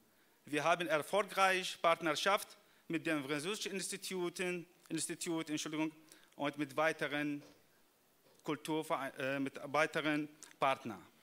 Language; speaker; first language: German; non-native, fluent; Arabic